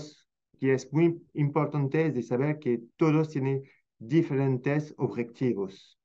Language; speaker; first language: Spanish; non-native, fluent; French